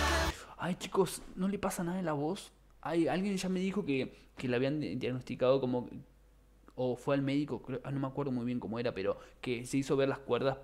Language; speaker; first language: Spanish; native; Spanish